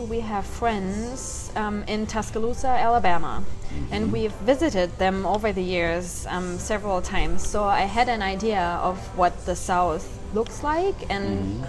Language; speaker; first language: English; non-native, fluent; German